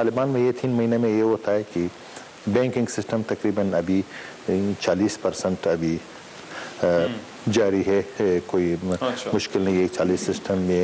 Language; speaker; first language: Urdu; non-native, learner; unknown